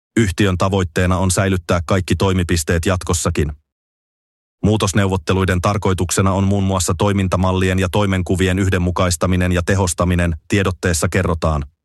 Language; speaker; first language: Finnish; native; Finnish